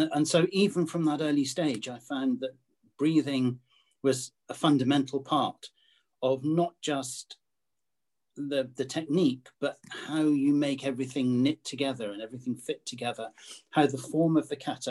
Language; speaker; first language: English; native; English